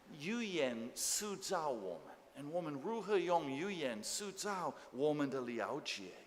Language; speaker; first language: Chinese; non-native, fluent; English